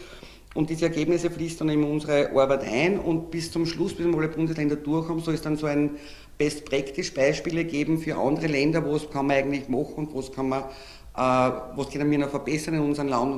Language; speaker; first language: German; native; German